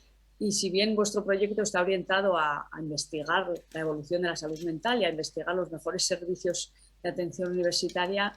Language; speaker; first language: Spanish; native; Spanish